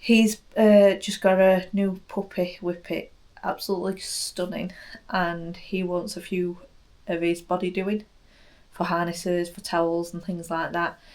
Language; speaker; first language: English; native; English